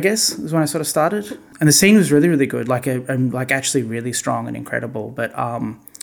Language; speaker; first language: English; native; English